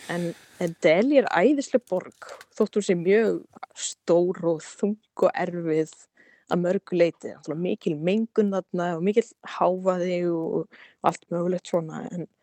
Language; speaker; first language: Icelandic; native; Icelandic